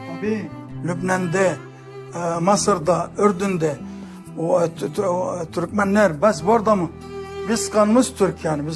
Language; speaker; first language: Turkish; early bilingual, heritage; Turkish